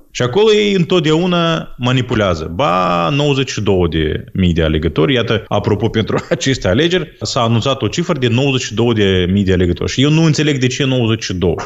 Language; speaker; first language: Romanian; non-native, local second language; Gagauz